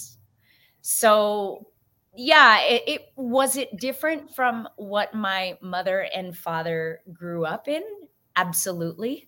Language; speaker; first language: English; native; English